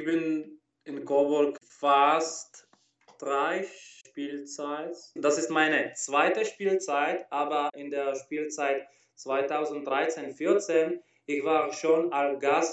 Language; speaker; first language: German; non-native, learner; Czech